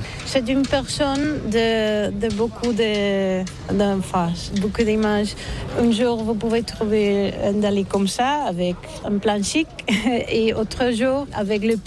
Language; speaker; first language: French; non-native, learner; Catalan